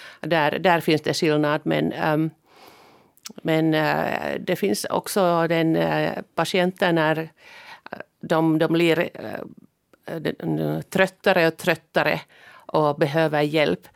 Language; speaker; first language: Swedish; non-native, local second language; Finnish